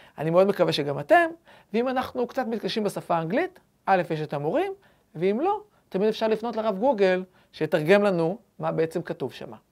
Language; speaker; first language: Hebrew; native; Hebrew